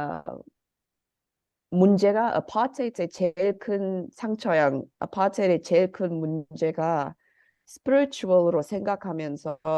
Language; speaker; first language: Korean; early bilingual, heritage; Korean